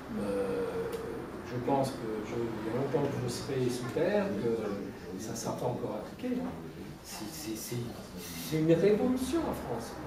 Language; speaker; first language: French; native; French